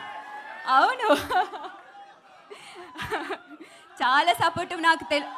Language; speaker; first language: Telugu; non-native, learner; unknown